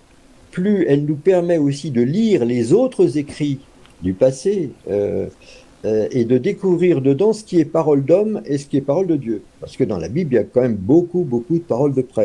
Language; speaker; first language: French; native; French